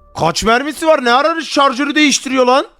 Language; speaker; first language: Turkish; native; Turkish